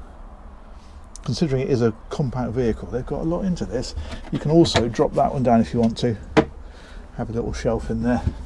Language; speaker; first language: English; native; English